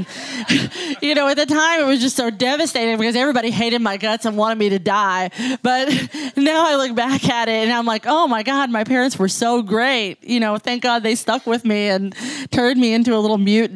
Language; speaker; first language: English; native; English